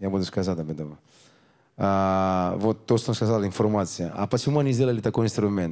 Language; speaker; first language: Russian; non-native, learner; Greek